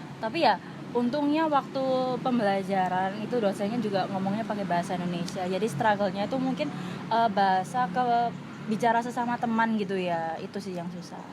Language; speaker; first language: Indonesian; native; Indonesian